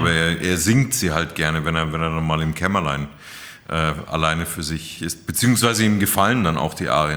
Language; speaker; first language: German; native; German